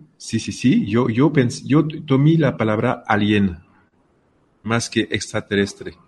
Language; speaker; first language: Spanish; non-native, fluent; French